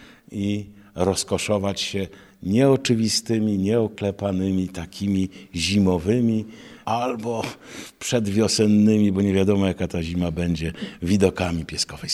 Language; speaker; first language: Polish; native; Polish